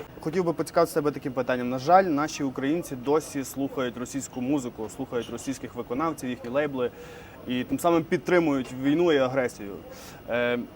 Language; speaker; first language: Ukrainian; native; Ukrainian